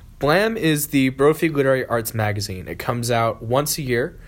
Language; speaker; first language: English; native; English